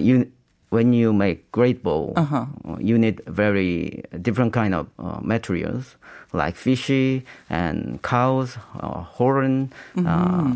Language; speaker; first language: English; non-native, learner; Korean